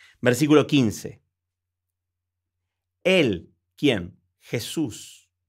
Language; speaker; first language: Spanish; native; Spanish